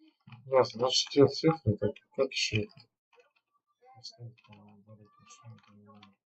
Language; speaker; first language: Russian; native; Russian